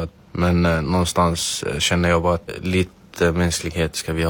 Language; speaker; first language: Swedish; non-native, fluent; Arabic